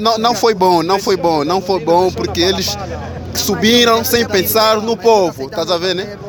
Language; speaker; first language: Portuguese; native; Portuguese